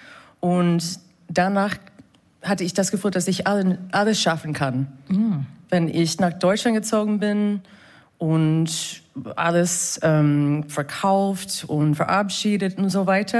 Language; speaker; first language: German; non-native, fluent; English